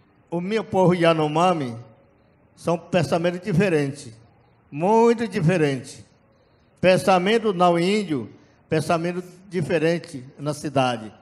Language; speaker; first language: Portuguese; non-native, local second language; Yanomámi